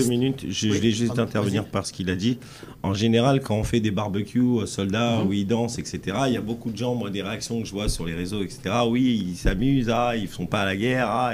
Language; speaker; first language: French; native; French